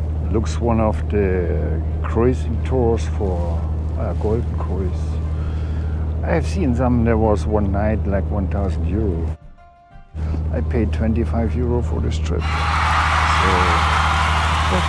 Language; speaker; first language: English; non-native, fluent; German